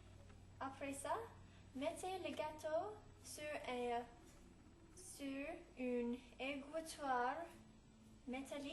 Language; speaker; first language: French; non-native, learner; English